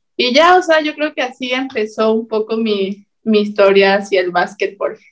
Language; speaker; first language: Spanish; native; Spanish